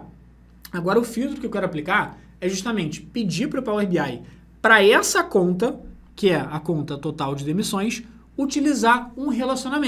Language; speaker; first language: Portuguese; native; Portuguese